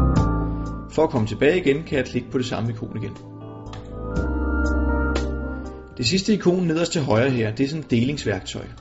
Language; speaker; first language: Danish; native; Danish